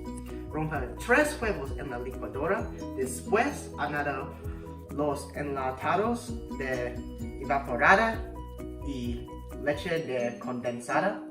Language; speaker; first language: Spanish; non-native, learner; English